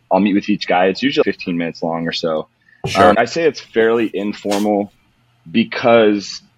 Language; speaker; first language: English; native; English